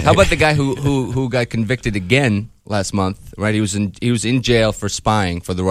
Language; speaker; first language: English; non-native, fluent; Ukrainian